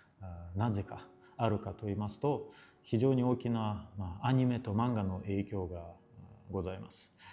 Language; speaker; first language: Japanese; non-native, fluent; Russian